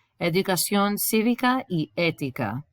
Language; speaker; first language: Spanish; non-native, fluent; English